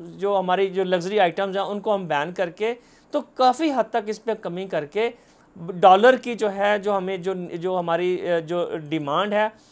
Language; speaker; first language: Urdu; non-native, local second language; Punjabi